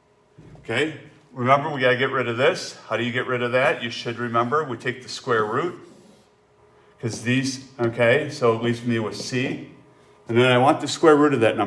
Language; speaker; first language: English; native; English